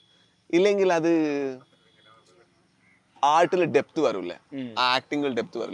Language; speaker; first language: Malayalam; non-native, learner; Kannada